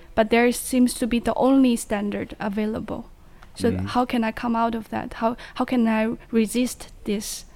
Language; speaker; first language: English; non-native, fluent; Chinese